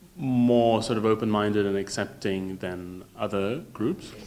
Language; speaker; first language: English; native; English